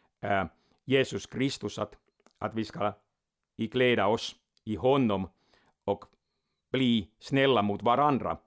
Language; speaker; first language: Swedish; non-native, local second language; Finnish